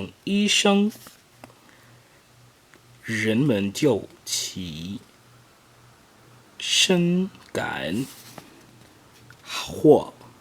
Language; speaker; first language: Chinese; non-native, learner; English